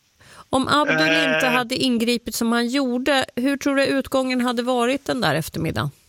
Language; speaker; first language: Swedish; native; Swedish